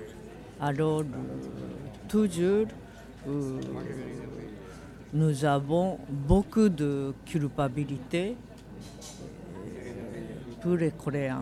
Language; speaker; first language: French; non-native, fluent; Japanese